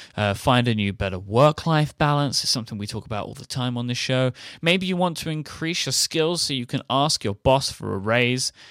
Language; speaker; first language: English; native; English